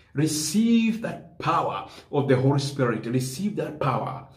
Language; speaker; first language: English; non-native, local second language; Swahili